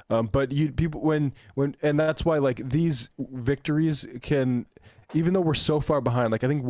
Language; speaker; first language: English; native; English